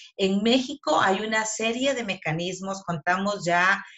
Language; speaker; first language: Spanish; native; Spanish